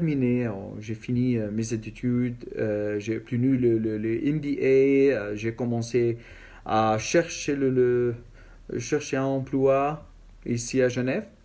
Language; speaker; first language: French; non-native, learner; Arabic